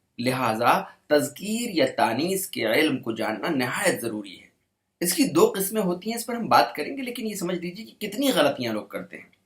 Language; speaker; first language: Urdu; native; Urdu